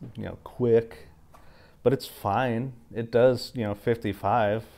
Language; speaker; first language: English; native; English